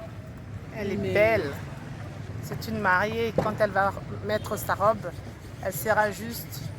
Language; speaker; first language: French; non-native, local second language; Swahili